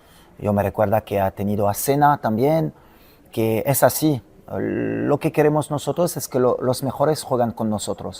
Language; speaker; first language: Spanish; non-native, fluent; French